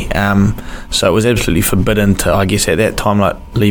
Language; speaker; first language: English; native; English